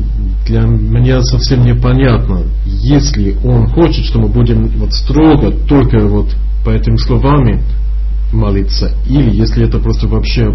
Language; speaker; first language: Russian; non-native, fluent; English